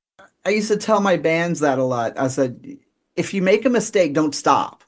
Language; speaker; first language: English; native; English